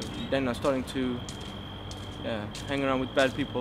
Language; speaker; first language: English; non-native, fluent; Swedish